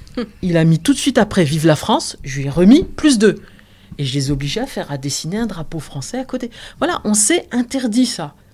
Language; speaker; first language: French; early bilingual, other home language; Arabic